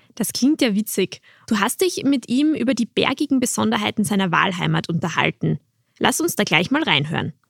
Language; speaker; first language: German; native; German